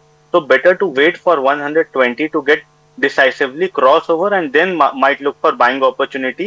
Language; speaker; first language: English; non-native, local second language; Hindi